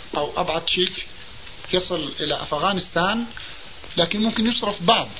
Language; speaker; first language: Arabic; native; Arabic